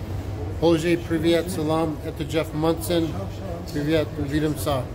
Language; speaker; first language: Russian; non-native, learner; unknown